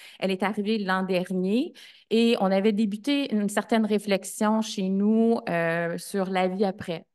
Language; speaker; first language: French; native; French